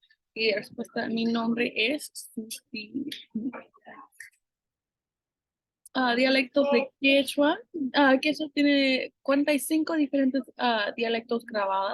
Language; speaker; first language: Spanish; non-native, fluent; English